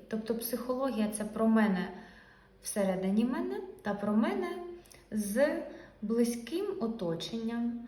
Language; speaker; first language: Ukrainian; non-native, local second language; Russian